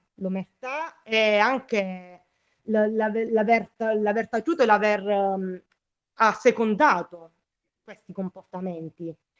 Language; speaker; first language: Italian; native; Italian